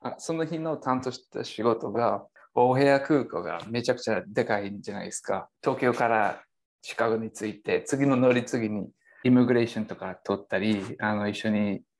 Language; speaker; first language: Japanese; non-native, fluent; English